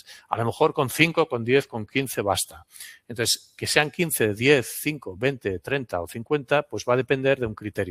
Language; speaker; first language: Spanish; non-native, local second language; Catalan